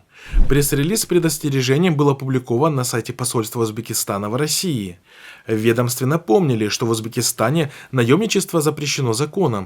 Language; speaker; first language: Russian; native; Russian